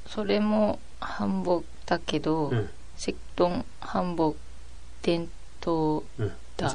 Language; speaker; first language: Japanese; non-native, fluent; Korean